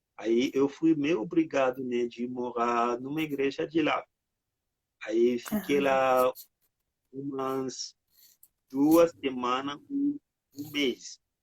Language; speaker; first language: Portuguese; non-native, fluent; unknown